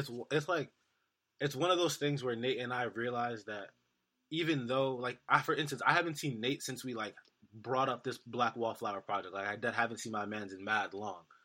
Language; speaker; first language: English; native; English